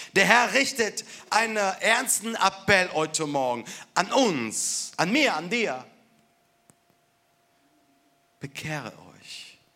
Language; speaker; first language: German; non-native, fluent; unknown